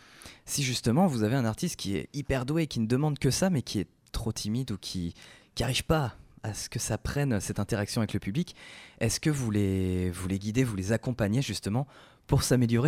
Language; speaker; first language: French; native; French